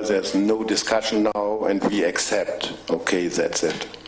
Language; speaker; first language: English; non-native, fluent; German